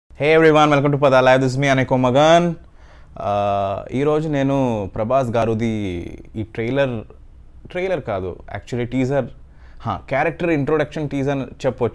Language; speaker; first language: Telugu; non-native, learner; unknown